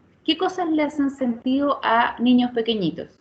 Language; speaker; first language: Spanish; native; Spanish